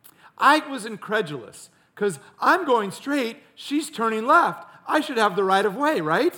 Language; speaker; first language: English; native; English